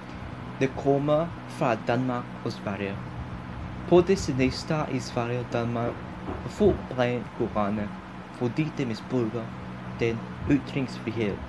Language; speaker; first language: Danish; non-native, learner; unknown